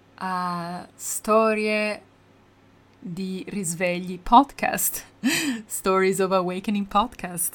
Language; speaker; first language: English; non-native, fluent; Italian